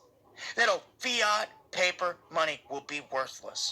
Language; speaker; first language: English; native; English